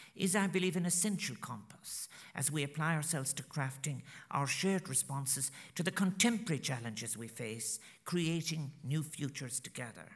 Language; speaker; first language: English; native; English